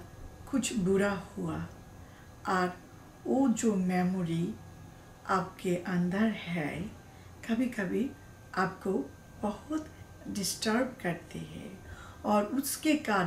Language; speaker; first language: Hindi; non-native, learner; Bangla